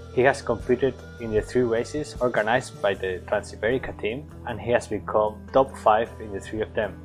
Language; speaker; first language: English; non-native, fluent; Spanish